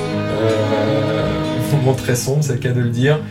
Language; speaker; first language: French; native; French